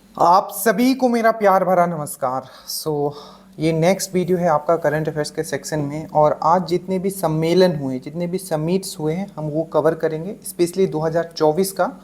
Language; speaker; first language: Hindi; native; Hindi